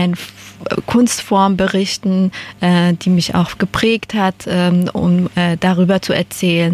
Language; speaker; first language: German; non-native, fluent; Persian